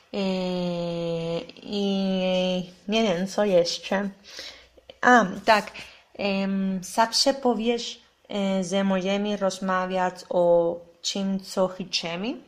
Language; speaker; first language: Polish; non-native, learner; Spanish